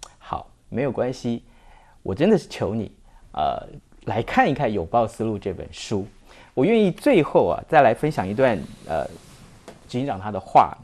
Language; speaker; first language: Chinese; native; Chinese